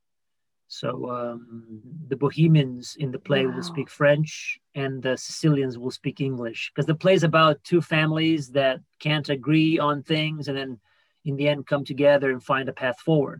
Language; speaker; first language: English; non-native, fluent; Portuguese